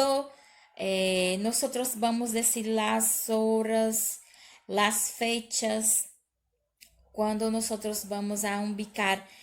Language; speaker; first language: Spanish; non-native, learner; Portuguese